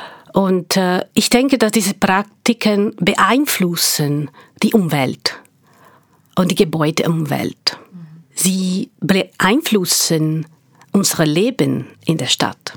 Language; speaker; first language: German; non-native, fluent; Portuguese